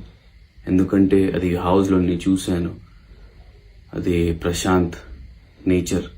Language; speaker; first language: Telugu; non-native, local second language; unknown